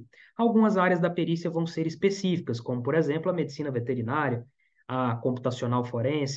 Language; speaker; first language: Portuguese; native; Portuguese